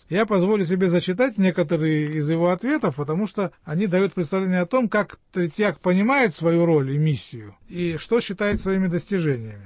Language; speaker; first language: Russian; native; Russian